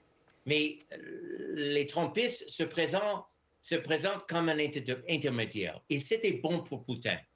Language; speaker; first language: French; non-native, fluent; English